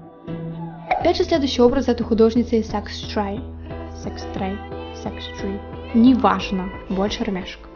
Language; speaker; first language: Russian; native; Russian